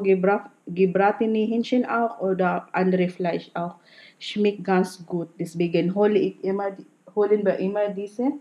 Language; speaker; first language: German; non-native, learner; Filipino